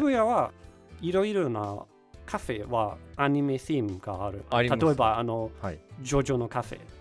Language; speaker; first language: Japanese; non-native, learner; Danish